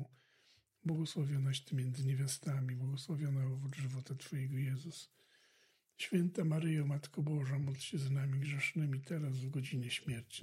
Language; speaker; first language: Polish; native; Polish